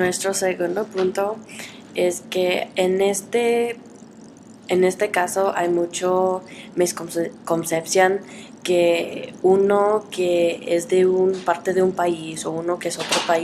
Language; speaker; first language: Spanish; early bilingual, heritage; Spanish